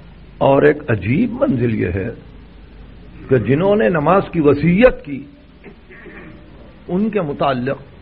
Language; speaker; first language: Urdu; native; Urdu